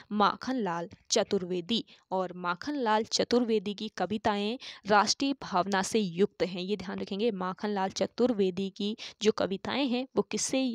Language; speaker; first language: Hindi; native; Hindi